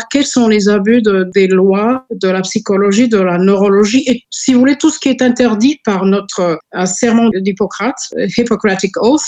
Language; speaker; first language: French; non-native, fluent; Serbian